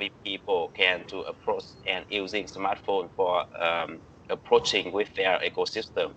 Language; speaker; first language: English; non-native, learner; Vietnamese